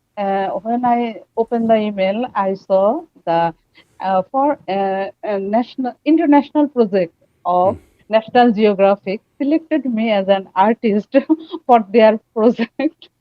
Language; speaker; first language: English; non-native, learner; Bangla